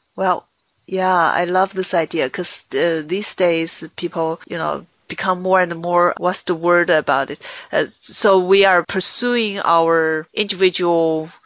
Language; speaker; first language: English; non-native, fluent; Chinese